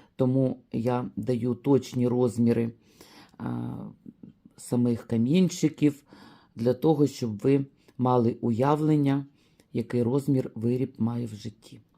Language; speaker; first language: Ukrainian; native; Ukrainian